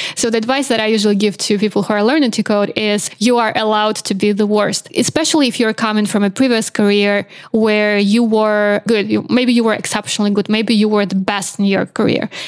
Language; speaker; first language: English; non-native, fluent; Belarusian